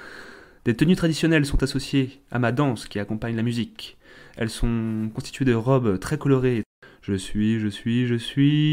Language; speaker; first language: French; native; French